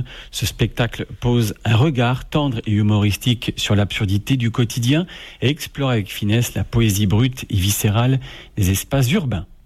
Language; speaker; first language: French; native; French